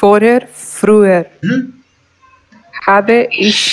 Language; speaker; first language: German; non-native, learner; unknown